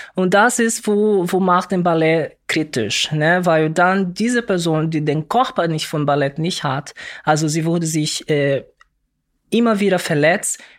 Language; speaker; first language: German; non-native, learner; Portuguese